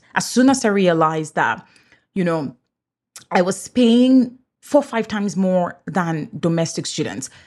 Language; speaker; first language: English; native; English